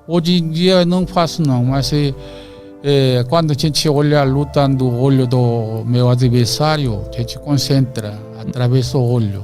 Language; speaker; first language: Portuguese; non-native, learner; Korean